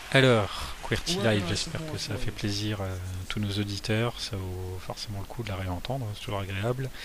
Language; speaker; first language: French; native; French